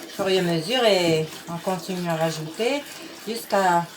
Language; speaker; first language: French; non-native, local second language; Arabic